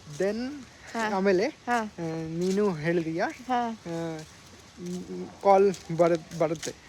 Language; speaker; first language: Kannada; non-native, learner; Hindi